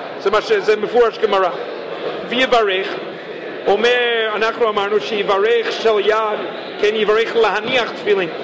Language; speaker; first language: Hebrew; non-native, fluent; English